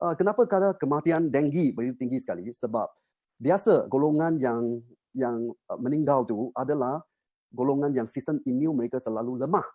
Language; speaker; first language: Malay; non-native, local second language; Chinese